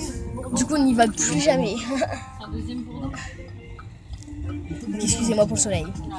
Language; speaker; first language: French; native; French